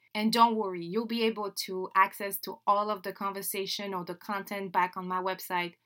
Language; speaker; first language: English; non-native, fluent; French